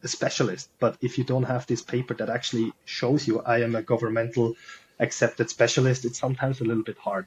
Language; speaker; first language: English; non-native, fluent; German